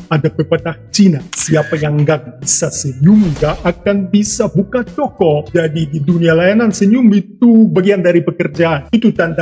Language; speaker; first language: Indonesian; non-native, fluent; Russian